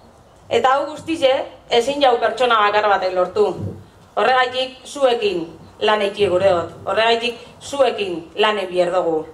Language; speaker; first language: Basque; native; Basque